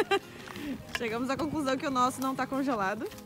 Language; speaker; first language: Portuguese; native; Portuguese